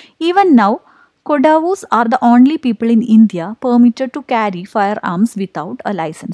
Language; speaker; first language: English; non-native, local second language; Malayalam